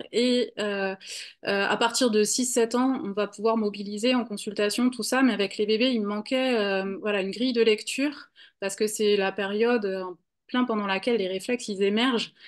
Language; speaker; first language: French; native; French